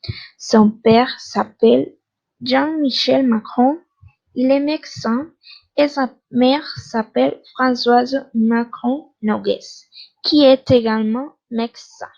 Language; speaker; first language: French; non-native, fluent; Spanish